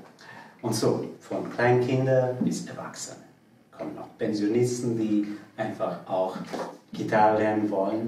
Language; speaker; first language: German; non-native, fluent; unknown